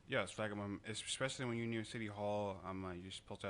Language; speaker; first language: English; native; English